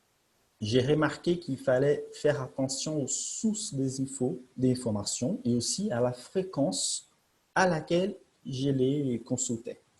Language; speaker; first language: French; non-native, fluent; Portuguese